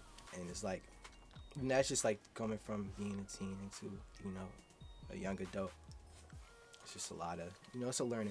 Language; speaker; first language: English; native; English